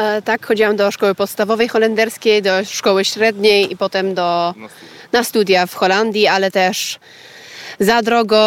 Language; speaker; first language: Polish; early bilingual, heritage; Polish